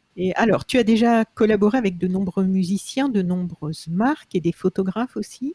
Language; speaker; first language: French; native; French